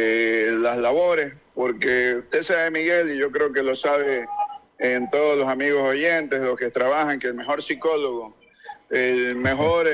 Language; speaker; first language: Spanish; native; Spanish